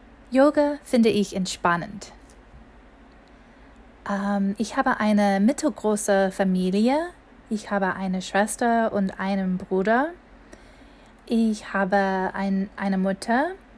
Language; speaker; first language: German; non-native, fluent; English